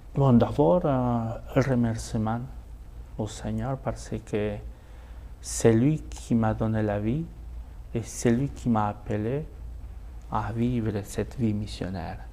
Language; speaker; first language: French; non-native, fluent; Spanish